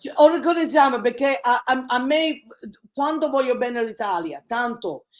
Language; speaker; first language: Italian; early bilingual, other home language; English